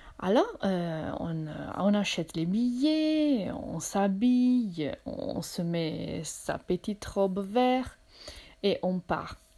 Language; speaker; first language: French; non-native, fluent; Italian